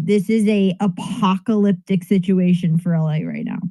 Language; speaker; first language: English; native; English